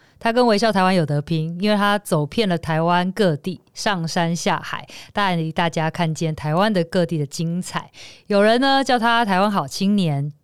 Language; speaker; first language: Chinese; native; Chinese